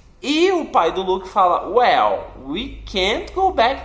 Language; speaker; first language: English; non-native, fluent; Portuguese